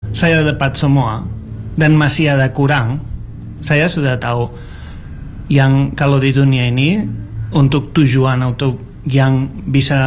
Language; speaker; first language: Indonesian; non-native, fluent; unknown